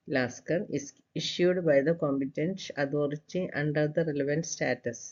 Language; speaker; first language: English; non-native, local second language; Malayalam